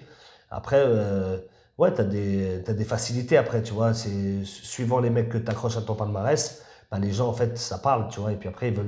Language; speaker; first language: French; native; French